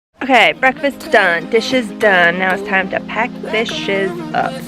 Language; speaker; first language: English; native; English